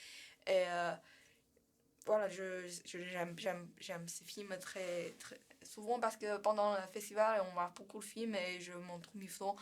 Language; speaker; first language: French; non-native, learner; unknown